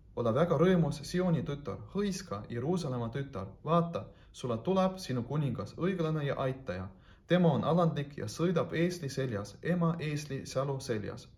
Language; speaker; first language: Estonian; non-native, local second language; Russian